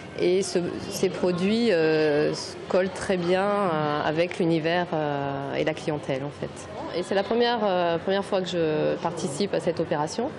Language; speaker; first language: French; native; French